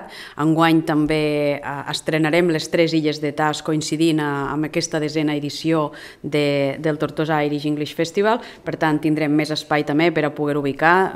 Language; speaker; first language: Catalan; native; Catalan